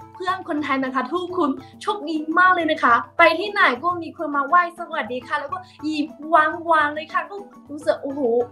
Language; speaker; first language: Thai; non-native, fluent; Chinese